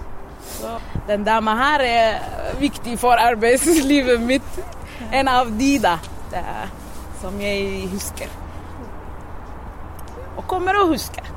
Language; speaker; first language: Norwegian; non-native, fluent; Somali